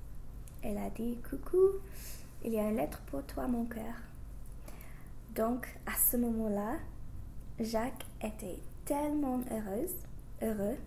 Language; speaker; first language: French; non-native, fluent; English